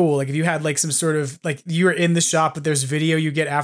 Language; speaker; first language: English; native; English